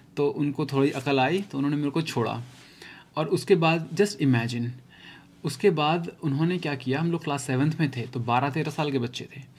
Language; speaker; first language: Hindi; native; Hindi